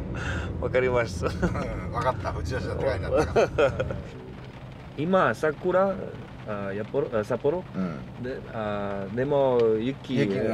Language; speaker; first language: Japanese; non-native, learner; French